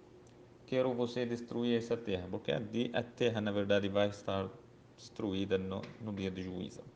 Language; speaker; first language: Portuguese; non-native, learner; Arabic